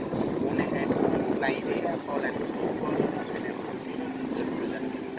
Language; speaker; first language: Spanish; non-native, learner; Haitian Creole